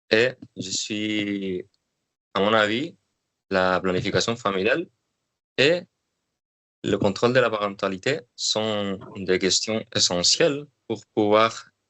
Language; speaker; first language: French; non-native, learner; Spanish